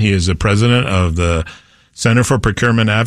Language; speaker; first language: English; native; English